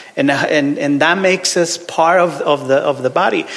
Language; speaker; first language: English; non-native, fluent; Spanish